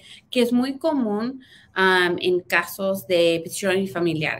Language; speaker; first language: Spanish; early bilingual, heritage; Spanish